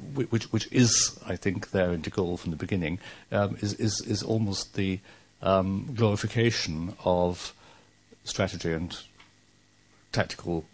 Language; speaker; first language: English; native; English